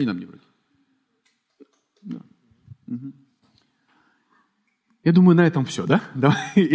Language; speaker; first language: Russian; native; Russian